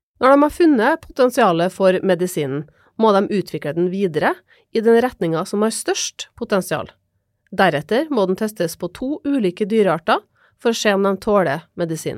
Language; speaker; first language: Norwegian; native; Norwegian